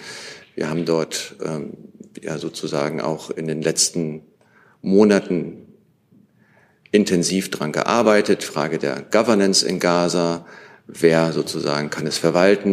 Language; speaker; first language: German; native; German